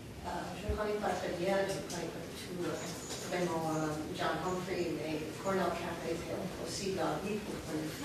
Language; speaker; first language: French; non-native, fluent; English